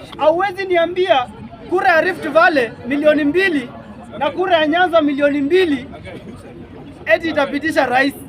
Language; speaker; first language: Swahili; non-native, local second language; Kalenjin